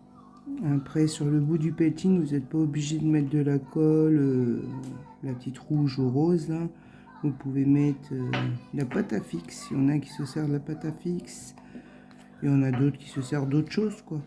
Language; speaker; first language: French; native; French